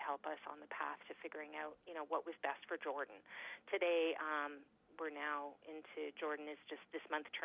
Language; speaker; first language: English; native; English